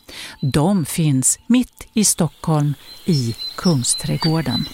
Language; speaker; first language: Swedish; native; Swedish